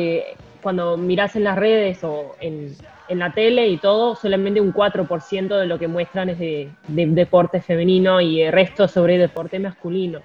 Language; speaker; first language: Spanish; native; Spanish